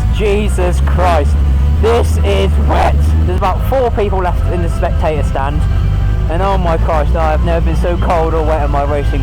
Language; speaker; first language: English; native; English